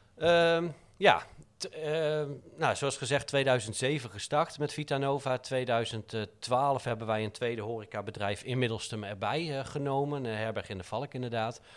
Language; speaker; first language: Dutch; native; Dutch